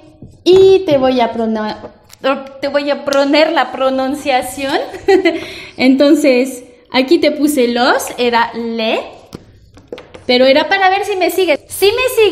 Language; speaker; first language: Spanish; non-native, fluent; French